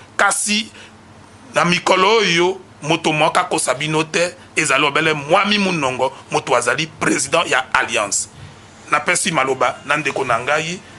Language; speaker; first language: Lingala; non-native, local second language; Mongo